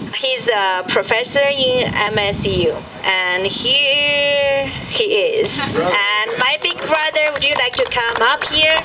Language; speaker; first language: English; non-native, learner; Chinese